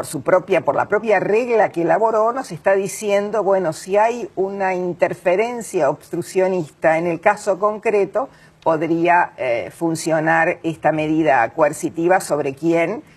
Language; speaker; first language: Spanish; native; Spanish